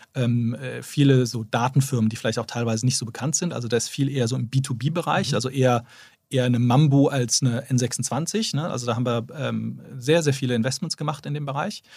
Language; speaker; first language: German; native; German